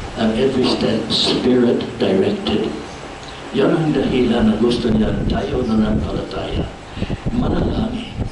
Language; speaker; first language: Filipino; non-native, fluent; English